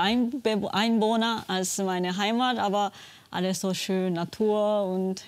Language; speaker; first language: German; non-native, learner; Japanese